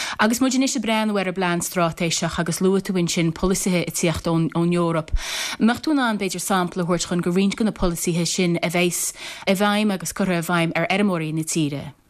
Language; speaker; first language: Irish; native; Irish